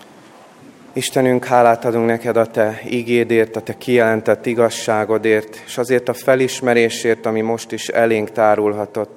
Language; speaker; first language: Hungarian; native; Hungarian